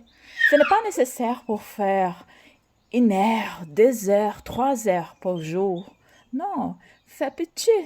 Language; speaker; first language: French; non-native, learner; Portuguese